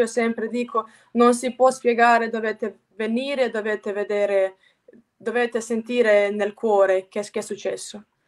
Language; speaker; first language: Italian; non-native, fluent; Croatian